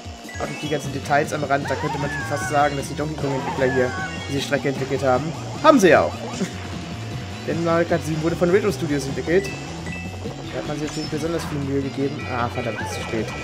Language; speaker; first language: German; native; German